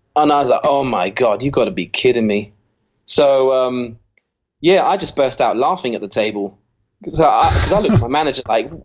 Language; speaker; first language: English; native; English